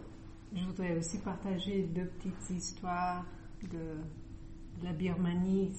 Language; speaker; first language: French; non-native, fluent; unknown